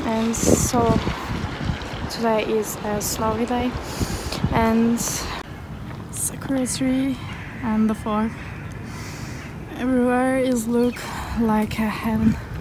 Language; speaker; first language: English; non-native, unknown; Turkish